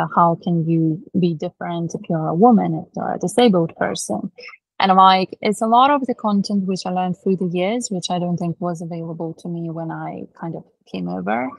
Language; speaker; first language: English; non-native, fluent; Russian